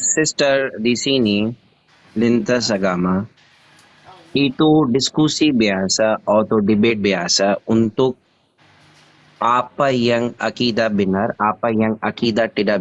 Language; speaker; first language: Indonesian; non-native, learner; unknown